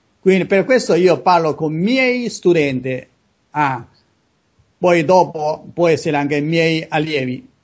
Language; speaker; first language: Italian; non-native, learner; Chinese